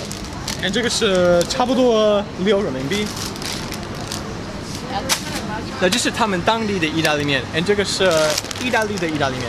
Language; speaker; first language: Chinese; non-native, fluent; English